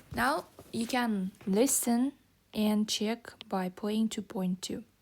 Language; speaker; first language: English; non-native, fluent; Kazakh